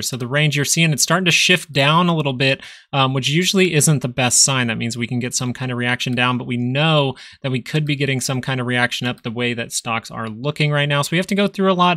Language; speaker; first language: English; native; English